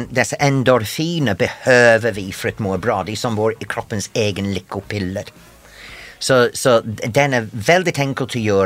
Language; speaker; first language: Swedish; non-native, fluent; English